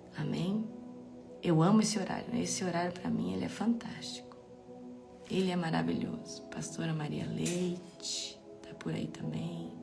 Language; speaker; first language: Portuguese; native; Portuguese